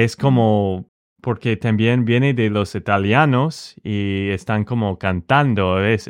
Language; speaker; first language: Spanish; non-native, fluent; English